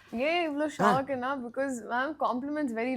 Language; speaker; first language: Tamil; non-native, learner; Telugu